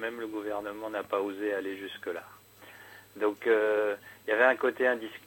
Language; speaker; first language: French; native; French